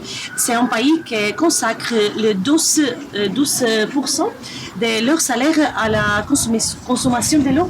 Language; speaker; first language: French; non-native, learner; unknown